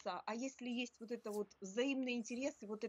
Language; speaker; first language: Russian; native; Russian